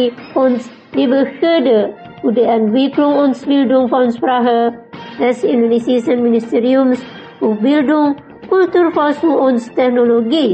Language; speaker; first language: German; non-native, learner; Indonesian